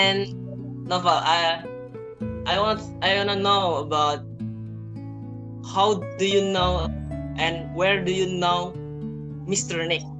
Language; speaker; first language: English; non-native, fluent; Indonesian